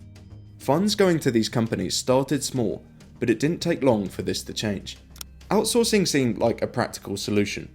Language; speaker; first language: English; native; English